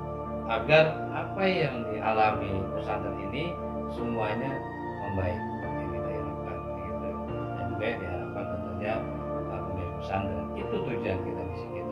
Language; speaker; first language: Indonesian; native; Indonesian